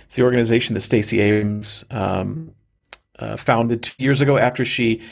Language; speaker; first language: English; native; English